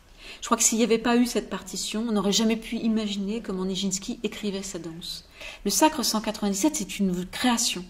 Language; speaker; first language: French; native; French